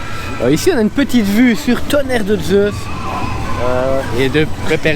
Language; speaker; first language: French; native; French